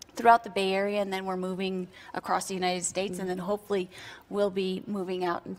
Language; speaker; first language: English; native; English